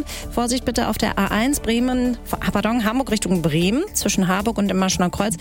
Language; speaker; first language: German; native; German